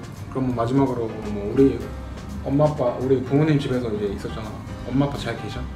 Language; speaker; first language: Korean; native; Korean